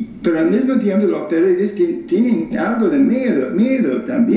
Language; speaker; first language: Spanish; non-native, fluent; English